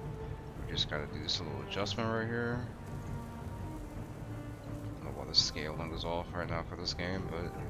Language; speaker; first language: English; native; English